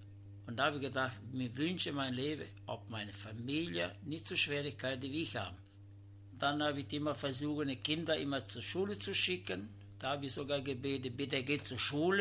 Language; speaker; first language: German; non-native, learner; Italian